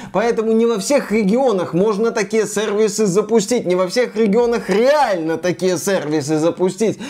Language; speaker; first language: Russian; native; Russian